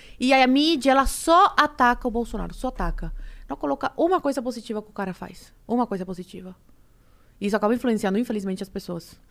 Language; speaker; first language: Portuguese; early bilingual, other home language; Spanish